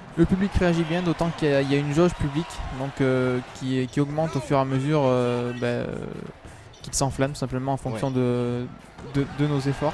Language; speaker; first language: French; native; French